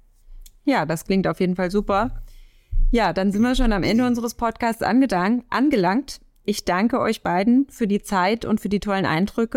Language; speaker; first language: German; native; German